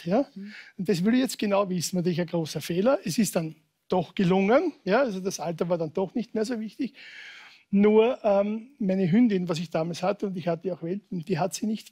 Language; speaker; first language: German; native; German